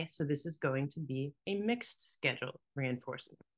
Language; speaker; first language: English; native; English